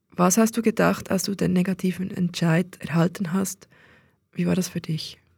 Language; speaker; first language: German; native; German